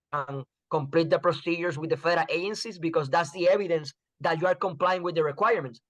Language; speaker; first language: English; non-native, fluent; Spanish